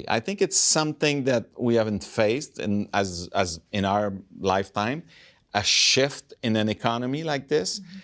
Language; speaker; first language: English; non-native, fluent; French